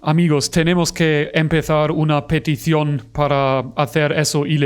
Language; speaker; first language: Spanish; non-native, fluent; German